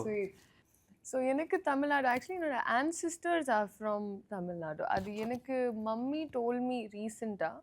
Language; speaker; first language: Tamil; non-native, learner; Telugu